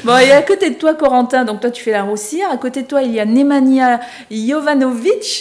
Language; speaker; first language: French; native; French